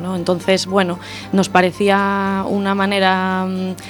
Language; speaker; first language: Spanish; native; Spanish